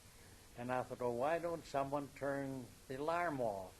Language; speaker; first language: English; native; English